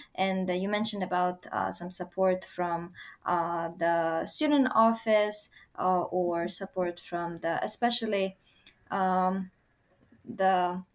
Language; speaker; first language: English; non-native, fluent; Uzbek